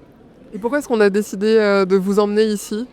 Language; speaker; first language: French; native; French